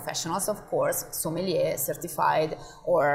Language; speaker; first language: English; non-native, fluent; Italian